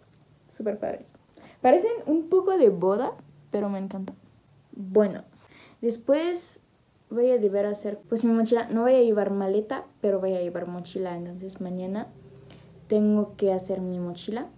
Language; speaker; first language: Spanish; non-native, learner; French